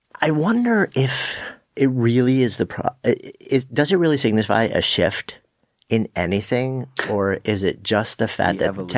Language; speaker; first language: English; native; English